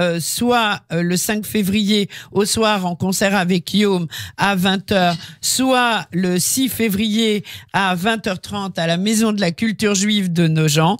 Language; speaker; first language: French; native; French